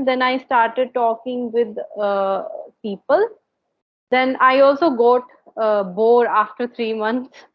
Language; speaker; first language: English; non-native, learner; Hindi